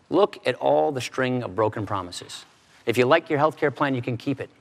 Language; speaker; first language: English; native; English